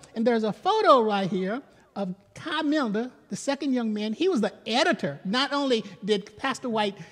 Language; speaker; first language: English; native; English